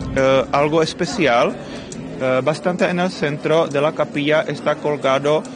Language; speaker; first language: Spanish; non-native, fluent; Czech